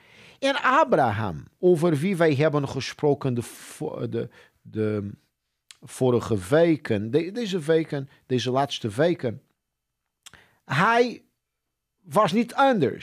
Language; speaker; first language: Dutch; non-native, fluent; Portuguese